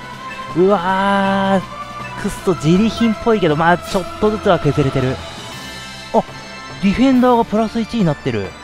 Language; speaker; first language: Japanese; native; Japanese